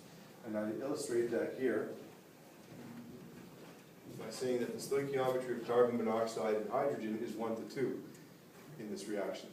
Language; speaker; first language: English; native; English